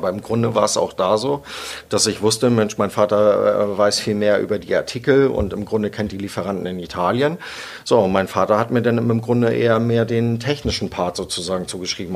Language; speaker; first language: German; native; German